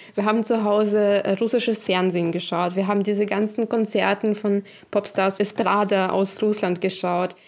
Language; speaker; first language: German; non-native, fluent; Ukrainian